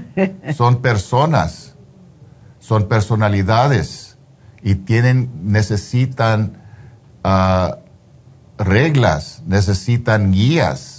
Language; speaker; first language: Spanish; early bilingual, heritage; Spanish